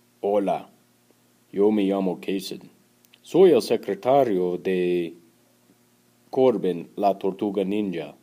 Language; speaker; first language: Spanish; non-native, learner; English